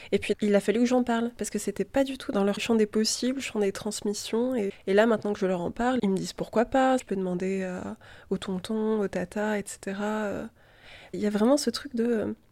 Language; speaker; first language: French; native; French